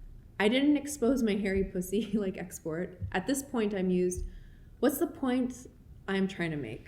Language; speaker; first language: English; native; English